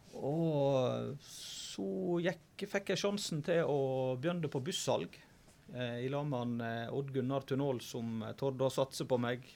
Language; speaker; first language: Norwegian; native; Norwegian